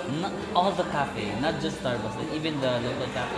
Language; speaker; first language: English; non-native, local second language; Filipino